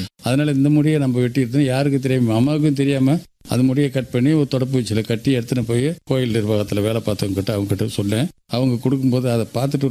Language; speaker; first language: Tamil; native; Tamil